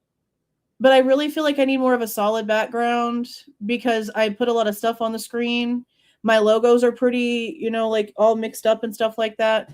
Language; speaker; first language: English; native; English